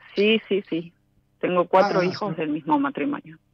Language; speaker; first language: Spanish; native; Spanish